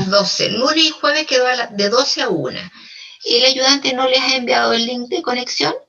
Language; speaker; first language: Spanish; native; Spanish